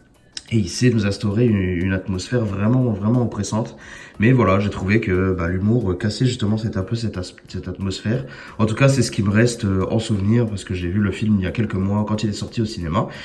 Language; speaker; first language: French; native; French